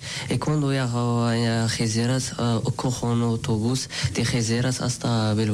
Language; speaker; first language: Spanish; non-native, learner; Arabic